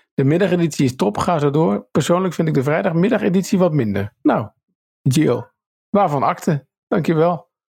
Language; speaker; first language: Dutch; native; Dutch